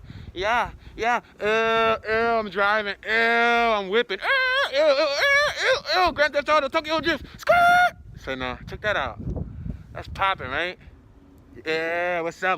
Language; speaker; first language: English; native; English